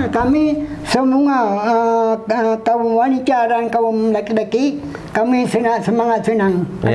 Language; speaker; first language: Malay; non-native, local second language; Achinese